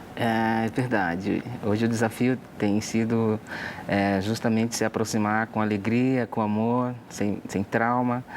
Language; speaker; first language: Portuguese; native; Portuguese